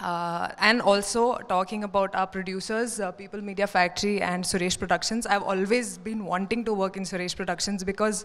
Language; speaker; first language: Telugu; non-native, learner; Hindi